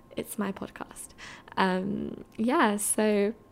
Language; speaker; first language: English; native; English